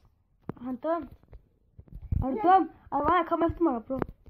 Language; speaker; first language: Danish; early bilingual, other home language; Turkish